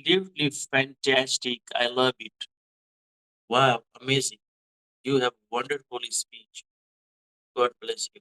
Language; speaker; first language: English; non-native, fluent; Hindi